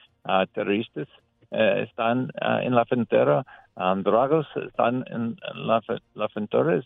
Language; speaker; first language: Spanish; non-native, learner; English